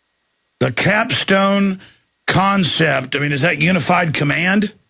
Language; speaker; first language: English; native; English